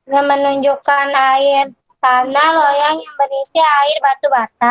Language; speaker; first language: Indonesian; native; Indonesian